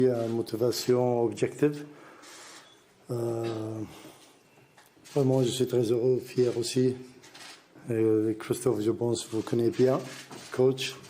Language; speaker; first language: French; non-native, learner; Arabic